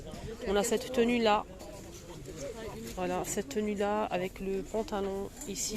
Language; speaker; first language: French; native; French